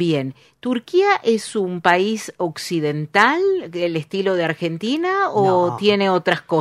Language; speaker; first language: Spanish; native; Spanish